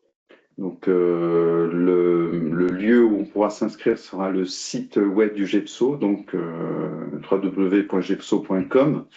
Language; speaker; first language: French; native; French